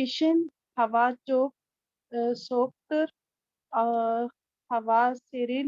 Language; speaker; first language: Turkish; non-native, learner; Urdu